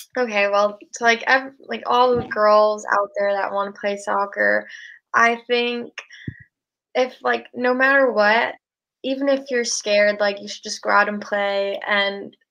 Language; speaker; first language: English; native; English